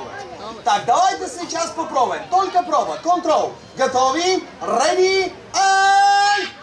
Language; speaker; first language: Russian; non-native, learner; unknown